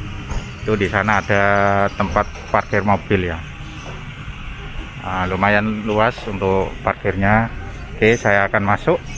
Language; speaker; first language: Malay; non-native, local second language; Javanese